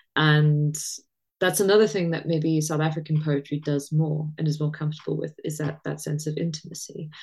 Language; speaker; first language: English; native; English